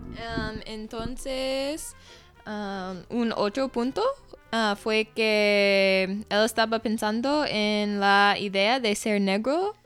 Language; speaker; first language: Spanish; non-native, fluent; English